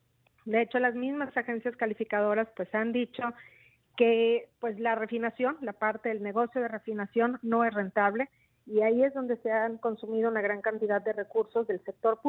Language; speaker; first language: Spanish; native; Spanish